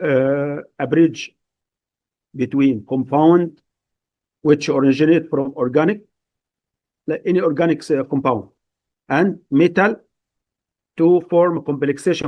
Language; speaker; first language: English; non-native, fluent; Arabic